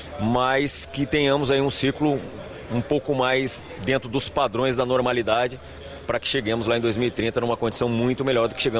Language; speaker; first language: Portuguese; native; Portuguese